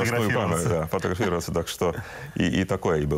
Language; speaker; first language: Russian; non-native, local second language; Estonian